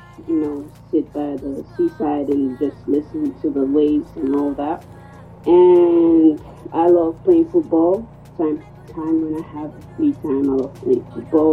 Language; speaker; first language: English; non-native, local second language; Krio